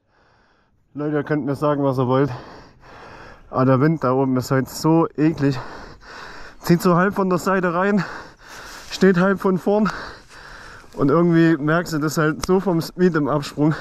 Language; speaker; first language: German; native; German